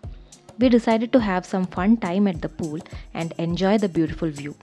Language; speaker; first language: English; non-native, local second language; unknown